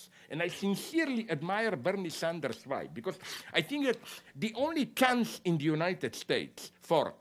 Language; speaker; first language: English; non-native, fluent; Slovenian